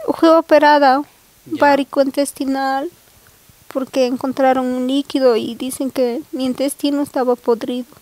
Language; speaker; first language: Spanish; native; Spanish